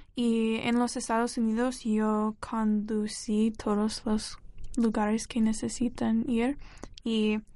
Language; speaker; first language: Spanish; non-native, learner; English